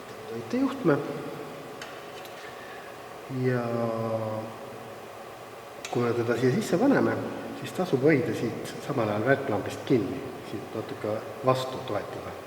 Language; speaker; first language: Estonian; native; Estonian